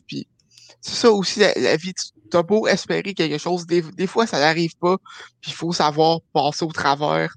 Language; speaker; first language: French; native; French